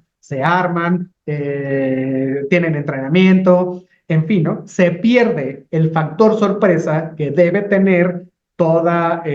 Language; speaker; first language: Spanish; native; Spanish